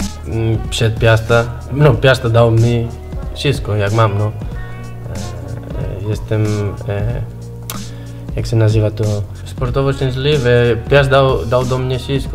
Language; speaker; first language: Polish; non-native, learner; Spanish